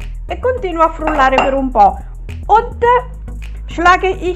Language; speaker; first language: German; non-native, learner; Italian